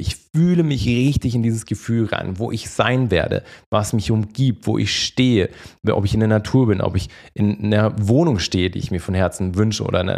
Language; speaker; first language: German; native; German